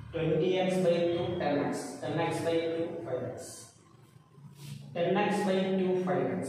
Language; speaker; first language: English; non-native, local second language; Malayalam